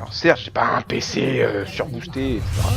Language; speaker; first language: French; native; French